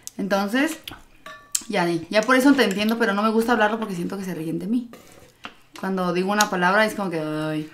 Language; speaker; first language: Spanish; native; Spanish